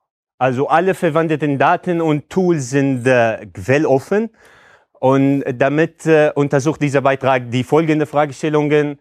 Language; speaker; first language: German; non-native, fluent; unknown